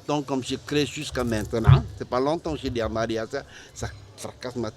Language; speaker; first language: French; non-native, learner; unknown